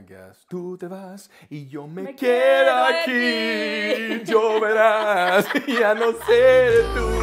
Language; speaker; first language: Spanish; non-native, learner; English